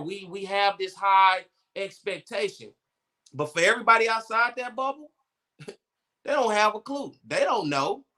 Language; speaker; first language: English; native; English